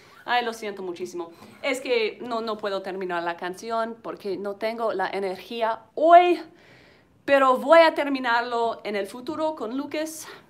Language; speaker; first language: Spanish; non-native, learner; English